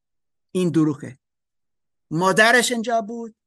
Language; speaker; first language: Persian; non-native, fluent; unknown